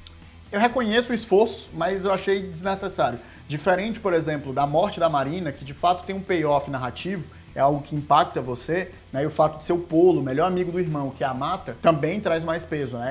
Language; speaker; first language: Portuguese; native; Portuguese